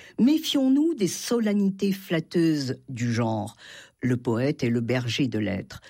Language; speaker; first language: French; native; French